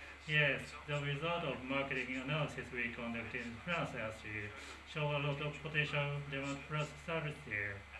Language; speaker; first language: English; non-native, learner; Japanese